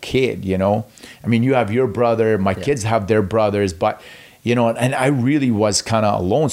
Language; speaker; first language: English; non-native, fluent; Arabic